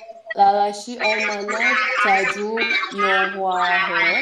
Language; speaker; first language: Korean; non-native, learner; Indonesian